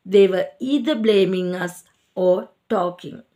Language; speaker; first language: English; non-native, local second language; Sinhala